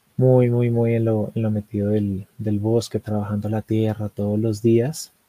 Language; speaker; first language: Spanish; native; Spanish